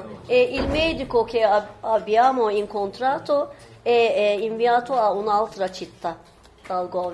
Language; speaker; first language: Italian; non-native, learner; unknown